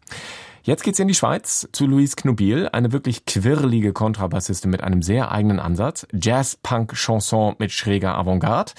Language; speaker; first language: German; native; German